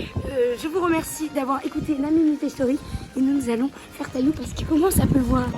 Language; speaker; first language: French; native; French